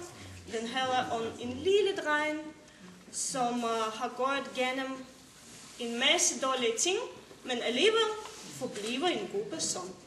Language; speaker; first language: Danish; non-native, learner; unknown